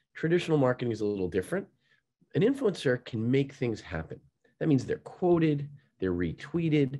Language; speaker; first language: English; native; English